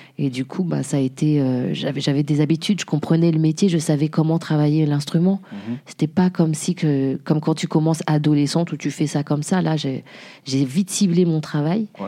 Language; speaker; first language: French; early bilingual, other home language; Haitian Creole